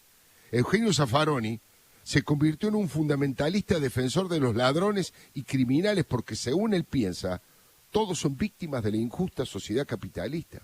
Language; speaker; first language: Spanish; native; Spanish